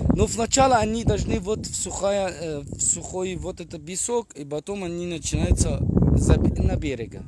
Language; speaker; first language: Russian; non-native, learner; Arabic